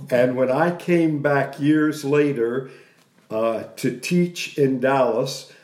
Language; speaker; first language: English; native; English